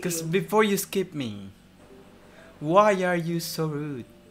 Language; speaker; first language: English; non-native, learner; Indonesian